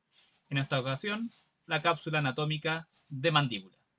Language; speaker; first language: Spanish; native; Spanish